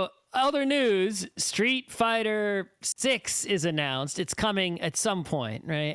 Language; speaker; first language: English; native; English